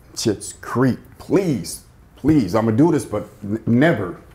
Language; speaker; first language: English; native; English